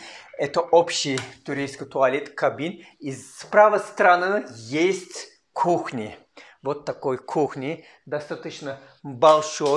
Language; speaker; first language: Russian; non-native, learner; Turkish